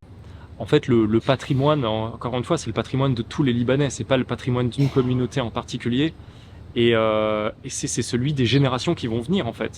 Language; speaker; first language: French; native; French